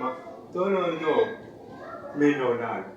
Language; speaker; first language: Spanish; non-native, learner; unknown